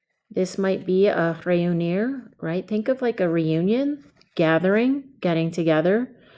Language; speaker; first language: English; native; English